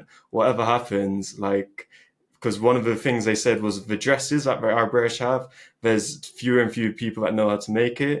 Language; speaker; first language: English; early bilingual, other home language; Albanian